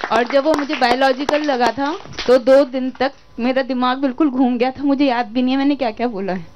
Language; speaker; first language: Hindi; native; Hindi